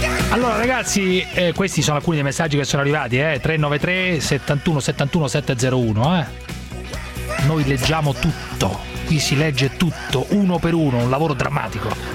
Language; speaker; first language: Italian; native; Italian